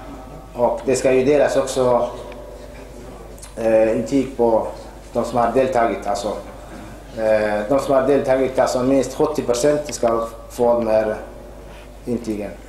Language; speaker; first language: Swedish; non-native, fluent; Arabic